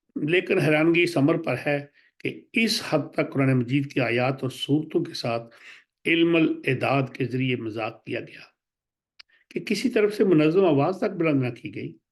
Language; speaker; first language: Urdu; non-native, local second language; Pahari-Potwari